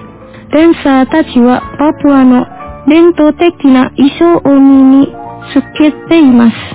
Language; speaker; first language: Japanese; non-native, fluent; Indonesian